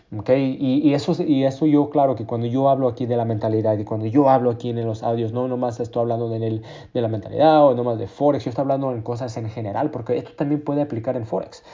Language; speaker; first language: Spanish; early bilingual, heritage; Spanish